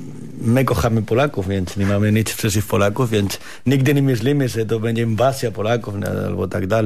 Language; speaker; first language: Polish; non-native, fluent; Spanish